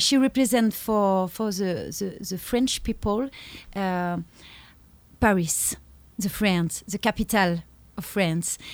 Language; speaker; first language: English; non-native, learner; French